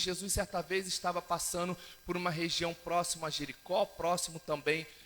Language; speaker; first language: Portuguese; native; Portuguese